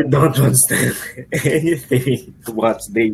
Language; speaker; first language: English; non-native, learner; Portuguese